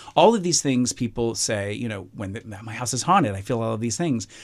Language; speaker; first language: English; native; English